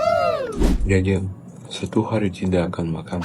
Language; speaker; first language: Indonesian; non-native, learner; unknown